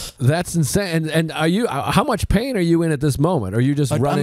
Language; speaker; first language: English; native; English